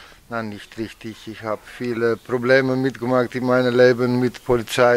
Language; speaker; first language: German; non-native, learner; Dutch